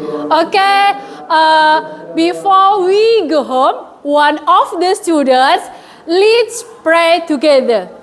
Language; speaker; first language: English; non-native, fluent; Indonesian